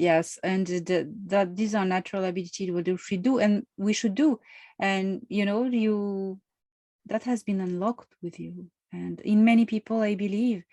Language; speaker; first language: English; non-native, fluent; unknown